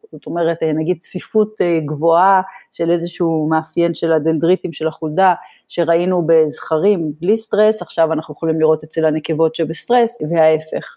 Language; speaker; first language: Hebrew; native; Hebrew